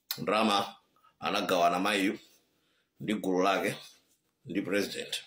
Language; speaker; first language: Nyanja; native; Nyanja